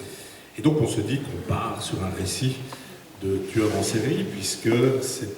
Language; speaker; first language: French; native; French